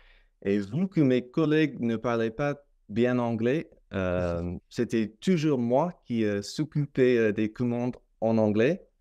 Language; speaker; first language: French; non-native, fluent; English